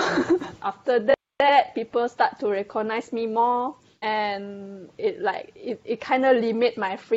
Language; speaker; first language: English; non-native, local second language; Malay